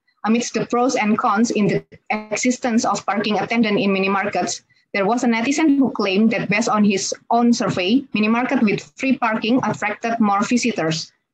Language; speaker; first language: English; non-native, fluent; Indonesian